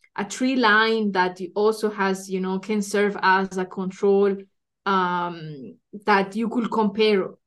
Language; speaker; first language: English; non-native, fluent; Spanish